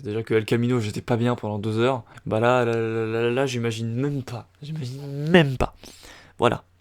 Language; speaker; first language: French; native; French